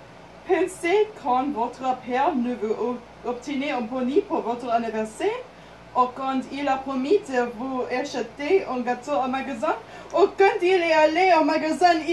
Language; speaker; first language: French; non-native, learner; English